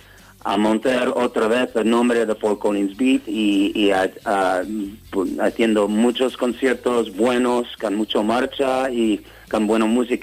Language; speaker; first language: Spanish; non-native, learner; English